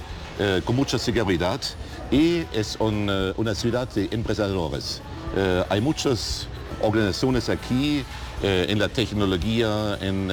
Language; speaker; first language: Spanish; non-native, learner; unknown